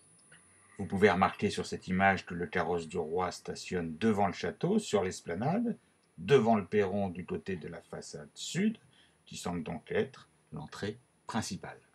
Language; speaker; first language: French; native; French